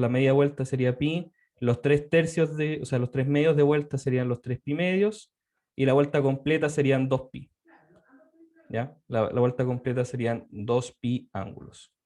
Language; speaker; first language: Spanish; native; Spanish